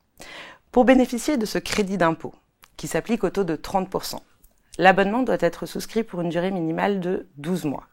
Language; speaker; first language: French; native; French